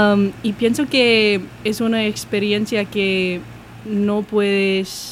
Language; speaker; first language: Spanish; non-native, learner; English